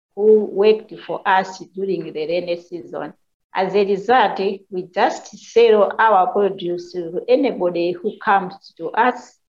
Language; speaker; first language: English; non-native, local second language; Nyanja